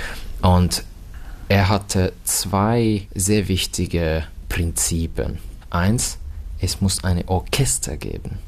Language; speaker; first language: German; non-native, fluent; Finnish